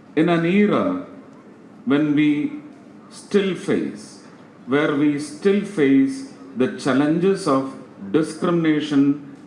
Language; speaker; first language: English; non-native, local second language; Malayalam